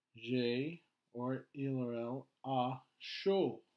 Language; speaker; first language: French; non-native, fluent; English